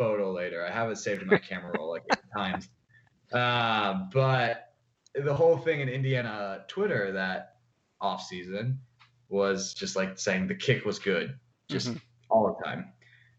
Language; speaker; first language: English; native; English